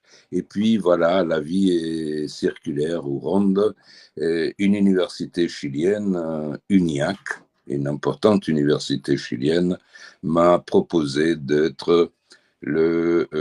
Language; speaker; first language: French; early bilingual, heritage; French